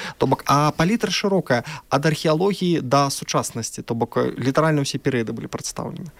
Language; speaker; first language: Belarusian; non-native, local second language; Russian